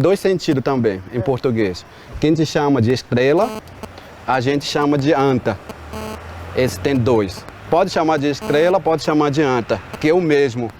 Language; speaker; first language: Portuguese; non-native, local second language; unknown